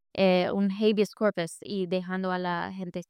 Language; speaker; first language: Spanish; non-native, fluent; English